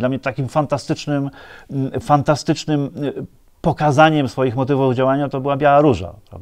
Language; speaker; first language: Polish; native; Polish